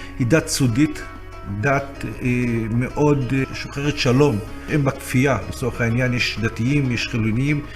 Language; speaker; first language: Hebrew; non-native, local second language; Arabic